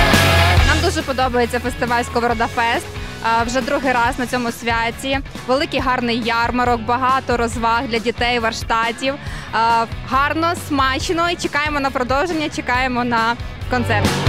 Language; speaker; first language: Ukrainian; native; Ukrainian